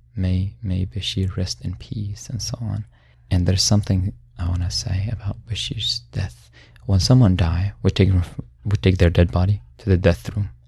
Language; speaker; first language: English; non-native, fluent; Arabic